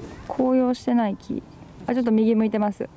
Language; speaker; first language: Japanese; native; Japanese